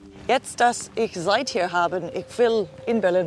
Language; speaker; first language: German; non-native, learner; English